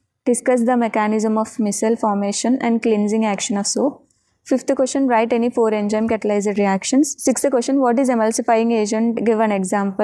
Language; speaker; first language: English; non-native, local second language; Telugu